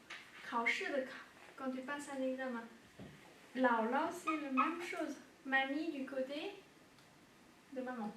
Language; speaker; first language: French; non-native, fluent; Chinese